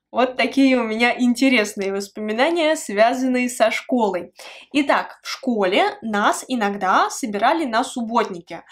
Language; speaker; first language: Russian; native; Russian